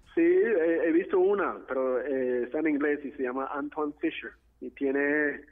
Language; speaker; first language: Spanish; non-native, fluent; English